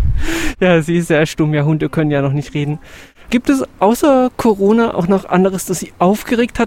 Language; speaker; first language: German; native; German